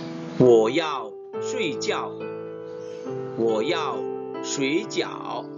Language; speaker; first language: Chinese; non-native, fluent; Indonesian